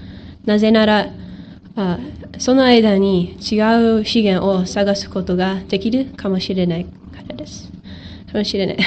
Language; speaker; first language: Japanese; non-native, learner; English